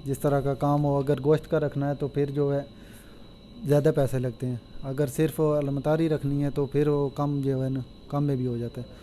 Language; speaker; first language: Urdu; non-native, local second language; Punjabi